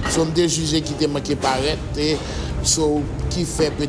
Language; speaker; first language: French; non-native, local second language; Haitian Creole